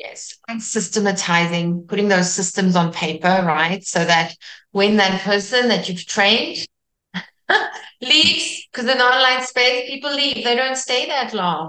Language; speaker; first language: English; non-native, local second language; Afrikaans